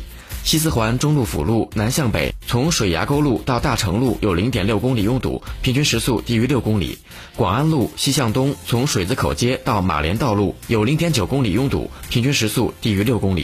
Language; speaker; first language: Chinese; native; Chinese